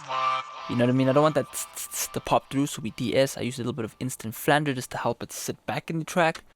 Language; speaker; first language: English; native; English